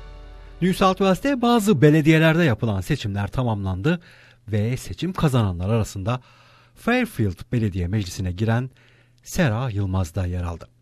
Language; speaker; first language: Turkish; native; Turkish